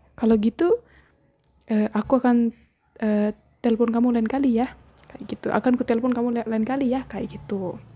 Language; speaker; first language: Indonesian; native; Indonesian